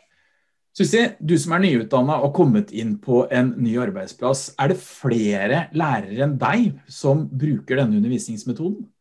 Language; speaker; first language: Norwegian; native; Norwegian